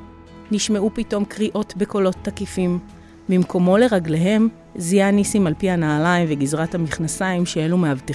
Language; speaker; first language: Hebrew; native; Hebrew